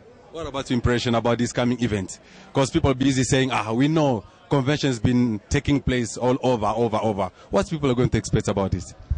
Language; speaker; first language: English; non-native, fluent; Lingala